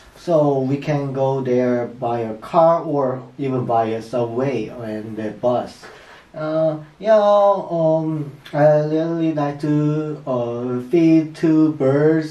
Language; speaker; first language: English; non-native, learner; Korean